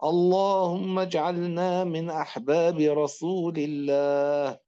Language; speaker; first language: Arabic; native; Arabic